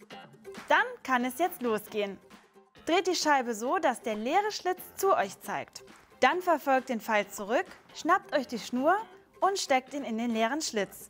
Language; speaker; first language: German; native; German